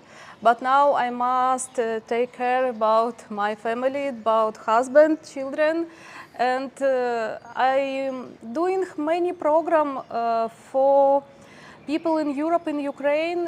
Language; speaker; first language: English; non-native, learner; Ukrainian